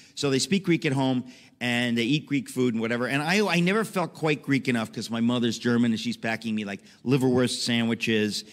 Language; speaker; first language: English; native; English